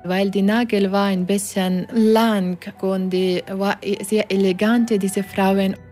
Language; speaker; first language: German; non-native, learner; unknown